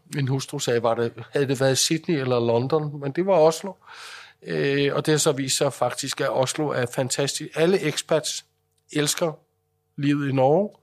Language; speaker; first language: Danish; native; Danish